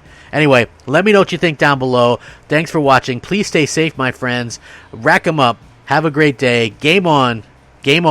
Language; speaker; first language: English; native; English